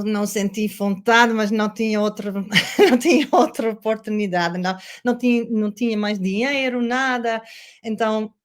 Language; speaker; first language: Portuguese; non-native, learner; Dutch